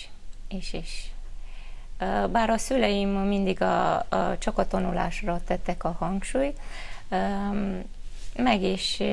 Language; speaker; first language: Hungarian; non-native, fluent; Romanian